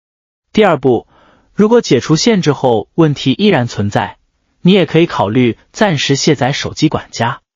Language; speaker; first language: Chinese; native; Chinese